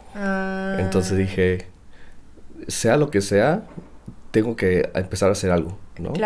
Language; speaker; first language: Spanish; native; Spanish